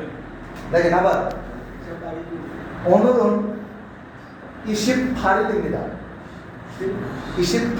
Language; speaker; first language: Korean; non-native, learner; Bangla